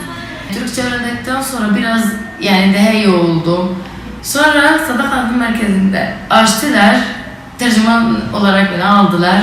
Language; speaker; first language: Turkish; non-native, local second language; Arabic